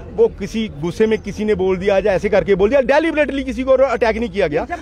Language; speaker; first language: Hindi; native; Hindi